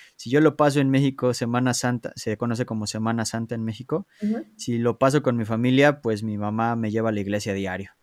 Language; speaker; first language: Spanish; native; Spanish